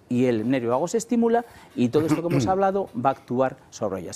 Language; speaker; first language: Spanish; native; Spanish